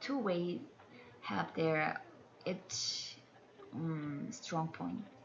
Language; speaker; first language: English; non-native, learner; Korean